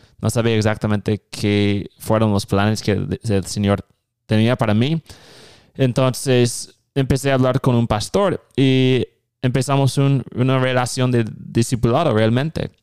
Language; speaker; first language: Spanish; non-native, fluent; English